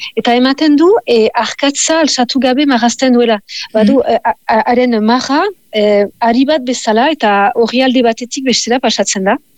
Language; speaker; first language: Basque; native; Basque